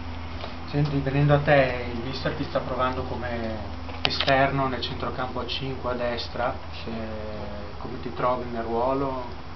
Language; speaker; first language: Italian; native; Italian